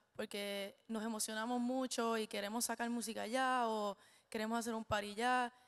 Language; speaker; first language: Spanish; native; Spanish